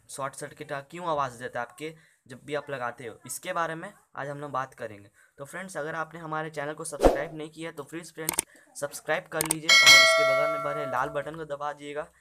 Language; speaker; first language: Hindi; native; Hindi